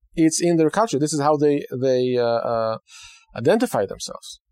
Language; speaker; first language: English; non-native, fluent; Hebrew